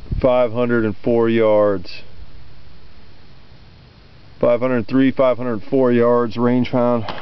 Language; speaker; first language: English; native; English